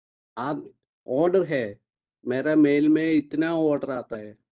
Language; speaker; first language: Hindi; non-native, local second language; Malayalam